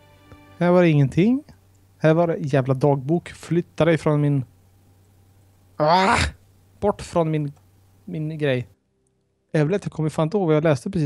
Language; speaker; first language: Swedish; native; Swedish